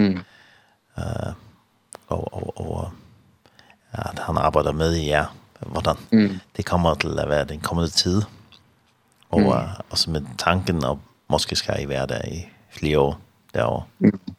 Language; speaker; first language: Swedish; non-native, learner; Faroese